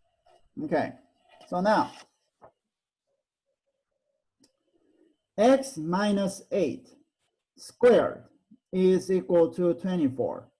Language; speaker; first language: English; non-native, fluent; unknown